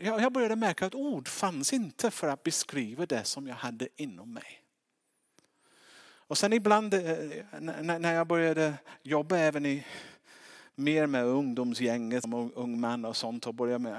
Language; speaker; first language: Swedish; non-native, fluent; English